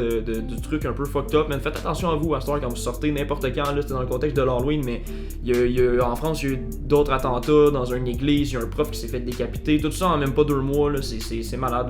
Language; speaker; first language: French; native; French